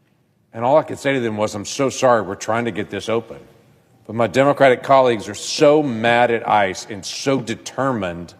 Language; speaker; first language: English; native; English